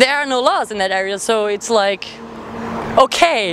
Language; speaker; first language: English; non-native, fluent; German